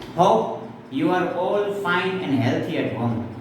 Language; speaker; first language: English; non-native, local second language; Gujarati